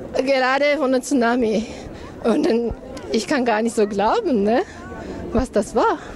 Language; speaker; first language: German; non-native, learner; Japanese